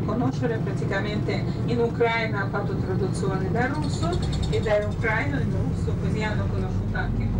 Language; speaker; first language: Italian; non-native, learner; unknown